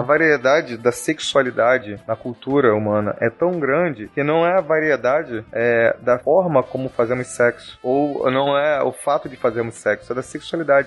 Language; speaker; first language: Portuguese; native; Portuguese